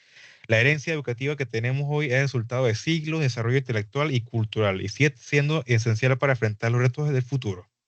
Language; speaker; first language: Spanish; native; Spanish